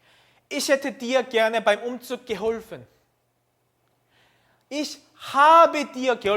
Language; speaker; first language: German; non-native, fluent; Korean